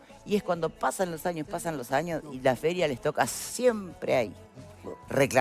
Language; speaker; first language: Spanish; native; Spanish